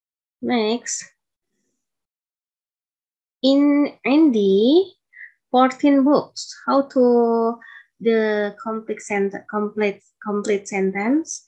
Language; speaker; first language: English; non-native, learner; Indonesian